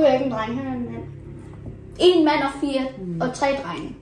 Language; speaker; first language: Danish; early bilingual, other home language; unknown